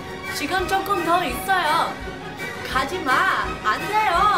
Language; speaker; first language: Korean; non-native, learner; English